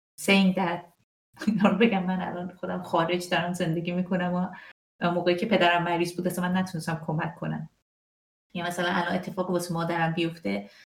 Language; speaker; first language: Persian; native; Persian